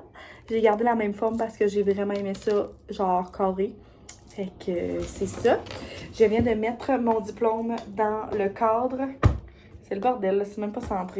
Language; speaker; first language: French; native; French